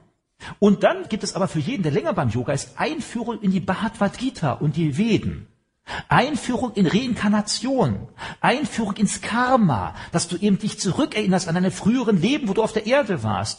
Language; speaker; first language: German; native; German